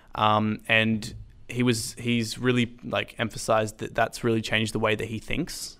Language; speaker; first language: English; native; English